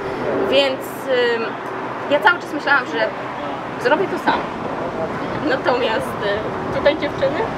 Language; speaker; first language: Polish; native; Polish